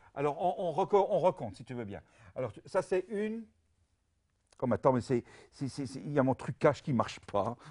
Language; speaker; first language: French; native; French